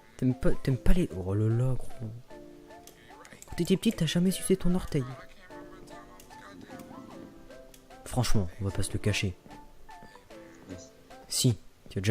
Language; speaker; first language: French; native; French